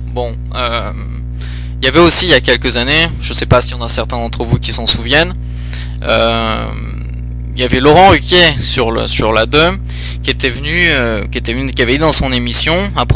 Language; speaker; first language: French; early bilingual, other home language; Portuguese